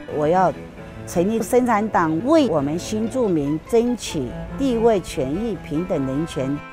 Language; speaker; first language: Chinese; non-native, local second language; Hakka Chinese